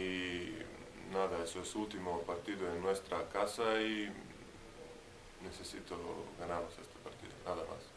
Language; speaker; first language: Spanish; non-native, learner; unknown